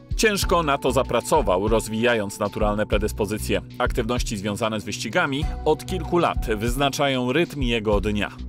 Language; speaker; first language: Polish; native; Polish